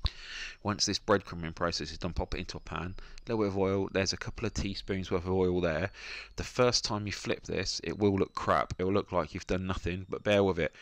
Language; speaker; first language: English; native; English